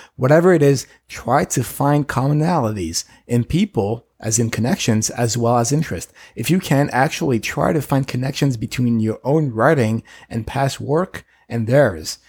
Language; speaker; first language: English; non-native, fluent; French